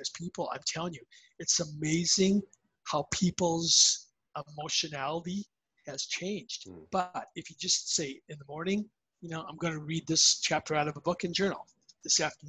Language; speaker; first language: English; native; English